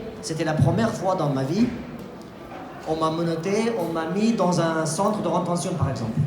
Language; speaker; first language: French; non-native, fluent; Persian